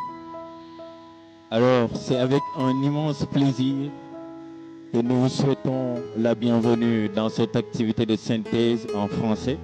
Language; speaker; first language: French; non-native, local second language; Wolof